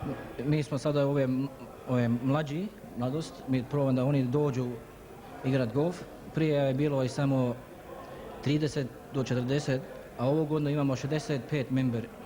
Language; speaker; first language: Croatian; early bilingual, heritage; Croatian